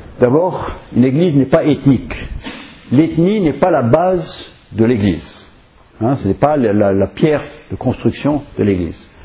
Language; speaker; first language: French; non-native, fluent; English